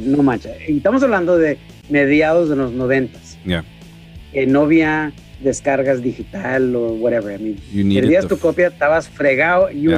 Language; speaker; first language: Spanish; early bilingual, heritage; Spanish